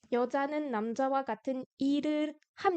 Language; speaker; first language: Korean; non-native, fluent; French